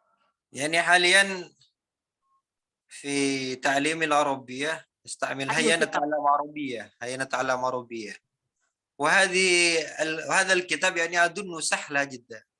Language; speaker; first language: Arabic; non-native, fluent; Madurese